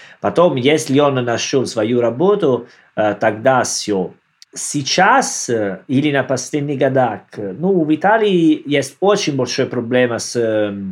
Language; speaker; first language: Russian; non-native, learner; Italian